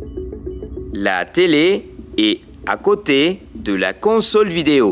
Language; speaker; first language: French; non-native, fluent; Spanish